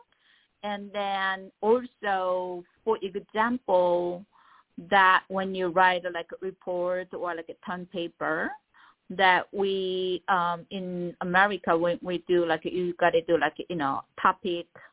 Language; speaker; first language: English; non-native, fluent; Korean